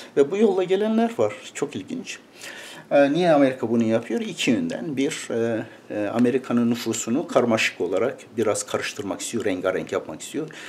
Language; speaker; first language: Turkish; native; Turkish